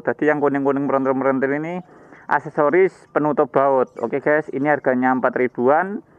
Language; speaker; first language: Indonesian; native; Indonesian